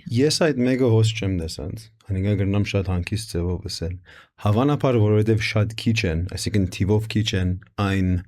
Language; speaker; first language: Armenian; early bilingual, heritage; Armenian